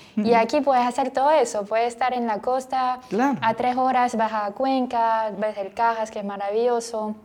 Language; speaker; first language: Spanish; non-native, fluent; French